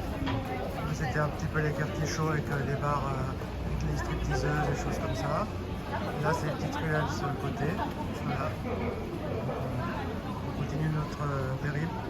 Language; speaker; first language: French; native; French